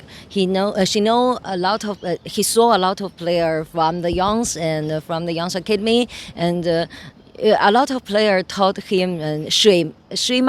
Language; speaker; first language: English; non-native, learner; Chinese